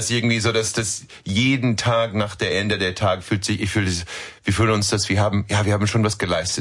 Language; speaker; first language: German; non-native, learner; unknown